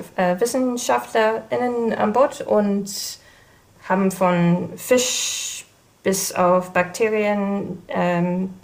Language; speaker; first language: German; non-native, fluent; English